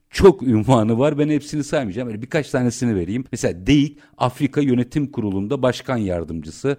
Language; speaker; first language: Turkish; native; Turkish